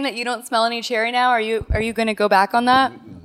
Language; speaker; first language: English; native; English